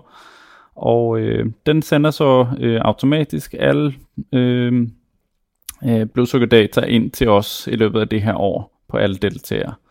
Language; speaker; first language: Danish; native; Danish